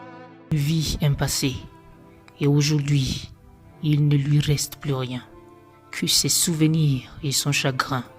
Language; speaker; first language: French; non-native, local second language; Malagasy